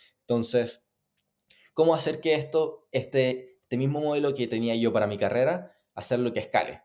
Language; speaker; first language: Spanish; native; Spanish